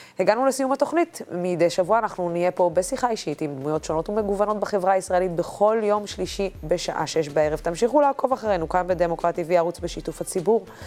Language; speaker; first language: Hebrew; non-native, local second language; Arabic